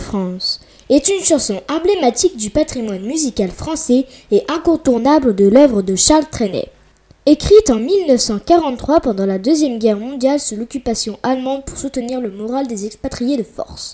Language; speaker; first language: French; native; French